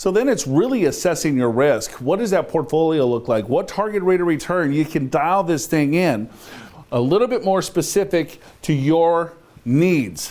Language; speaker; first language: English; native; English